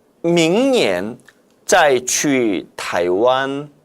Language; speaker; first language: Chinese; non-native, fluent; Korean